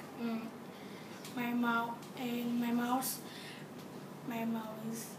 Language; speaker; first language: English; non-native, learner; Vietnamese